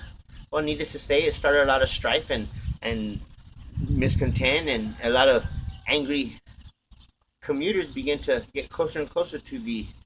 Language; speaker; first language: English; native; English